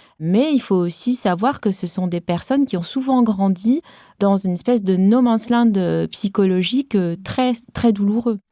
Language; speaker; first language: French; non-native, local second language; Arabic